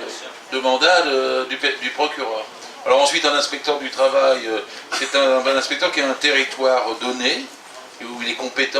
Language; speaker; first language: French; native; French